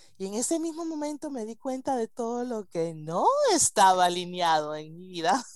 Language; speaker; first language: Spanish; early bilingual, heritage; Spanish